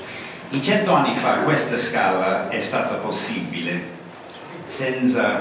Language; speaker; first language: Italian; non-native, learner; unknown